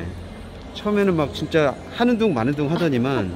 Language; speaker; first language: Korean; native; Korean